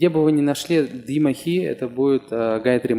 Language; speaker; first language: Russian; native; Russian